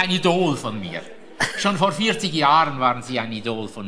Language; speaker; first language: German; native; German